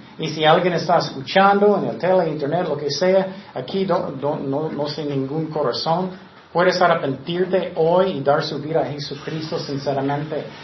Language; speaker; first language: Spanish; non-native, fluent; English